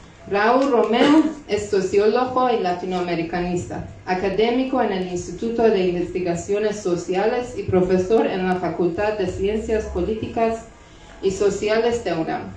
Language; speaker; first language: Spanish; non-native, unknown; Persian